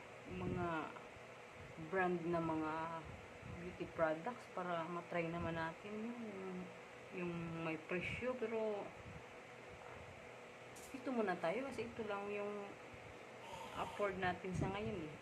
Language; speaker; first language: Filipino; non-native, local second language; Cebuano